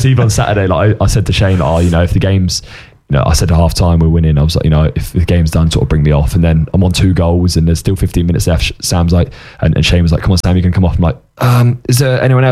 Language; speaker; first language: English; native; English